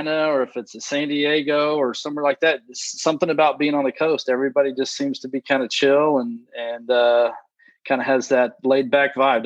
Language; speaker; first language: English; native; English